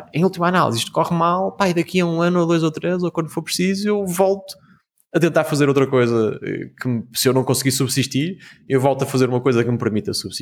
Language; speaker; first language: Portuguese; native; Portuguese